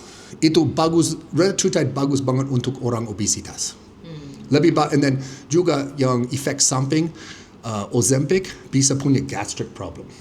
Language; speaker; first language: Indonesian; non-native, fluent; English